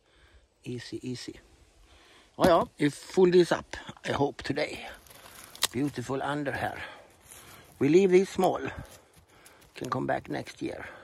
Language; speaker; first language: English; non-native, learner; Swedish